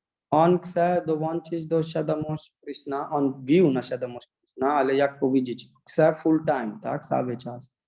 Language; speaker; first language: Polish; non-native, learner; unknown